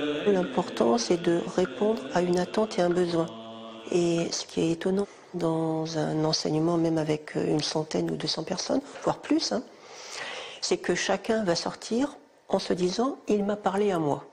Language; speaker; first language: French; native; French